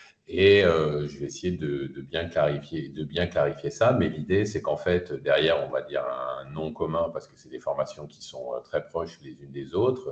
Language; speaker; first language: French; native; French